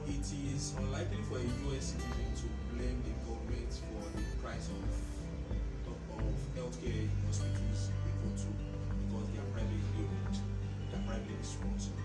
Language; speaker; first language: English; non-native, local second language; Yoruba